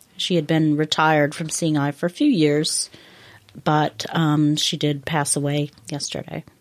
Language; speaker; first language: English; native; English